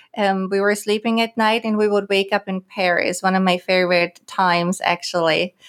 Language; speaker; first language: English; non-native, fluent; German